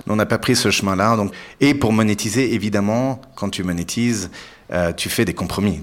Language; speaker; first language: French; native; French